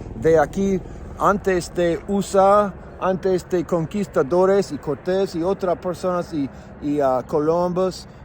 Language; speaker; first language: Spanish; non-native, learner; English